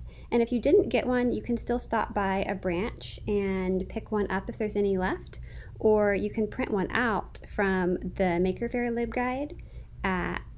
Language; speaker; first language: English; native; English